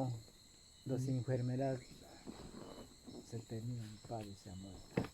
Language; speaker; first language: Spanish; non-native, local second language; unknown